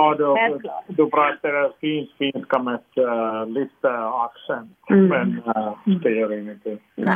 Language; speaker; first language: Swedish; non-native, local second language; Finnish